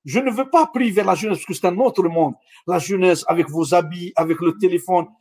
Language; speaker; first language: French; non-native, local second language; Arabic